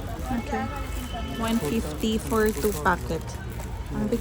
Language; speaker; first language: Filipino; non-native, local second language; Hiligaynon